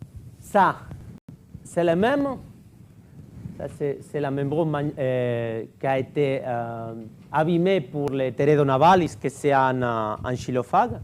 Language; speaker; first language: French; non-native, fluent; Catalan